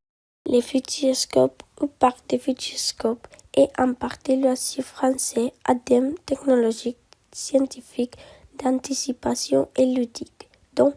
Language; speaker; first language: French; non-native, learner; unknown